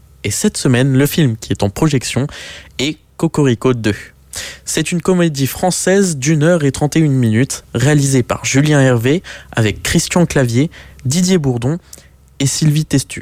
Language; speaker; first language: French; native; French